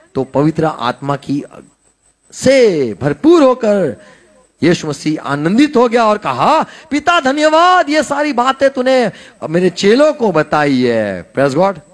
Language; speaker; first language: Hindi; non-native, local second language; Gujarati